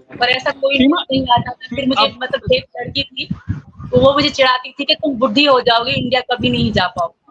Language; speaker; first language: Urdu; non-native, local second language; Sindhi